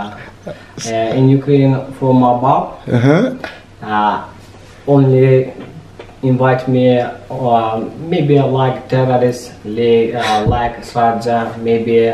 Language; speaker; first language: English; non-native, learner; Azerbaijani